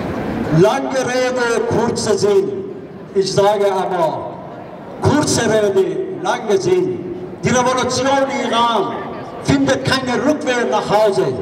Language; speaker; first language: German; non-native, fluent; Persian